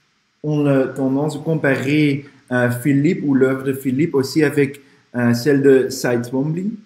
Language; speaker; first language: French; non-native, fluent; Dutch